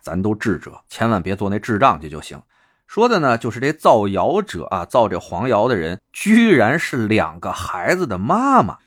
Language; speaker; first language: Chinese; native; Chinese